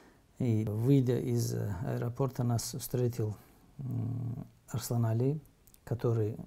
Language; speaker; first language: Russian; native; Russian